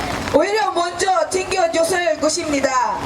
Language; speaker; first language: Korean; non-native, fluent; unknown